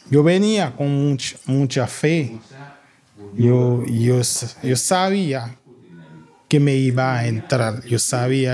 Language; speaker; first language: Spanish; non-native, fluent; Haitian Creole